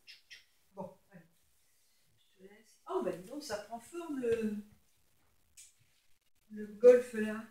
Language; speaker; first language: French; native; French